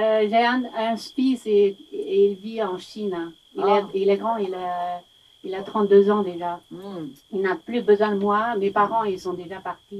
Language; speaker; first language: French; non-native, learner; Chinese